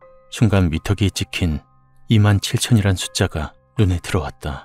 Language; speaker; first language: Korean; native; Korean